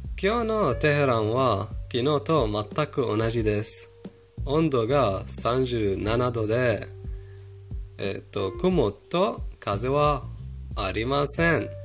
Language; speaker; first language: Japanese; non-native, fluent; Persian